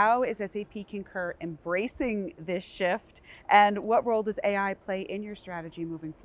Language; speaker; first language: English; native; English